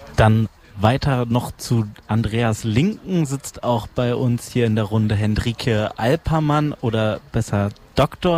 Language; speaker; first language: German; native; German